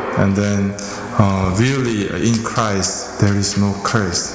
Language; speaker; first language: English; non-native, fluent; Korean